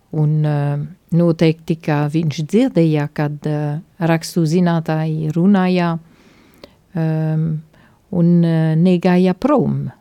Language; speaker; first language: Latvian; non-native, fluent; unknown